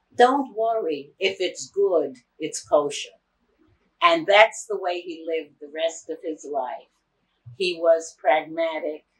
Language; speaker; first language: English; native; English